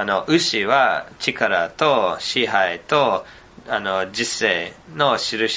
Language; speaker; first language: Japanese; non-native, fluent; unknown